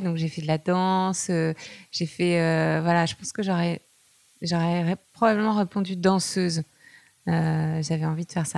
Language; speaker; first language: French; native; French